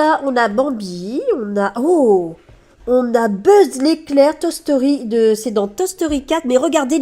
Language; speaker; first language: French; native; French